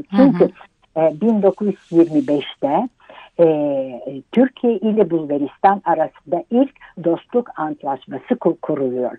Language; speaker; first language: Turkish; early bilingual, heritage; Turkish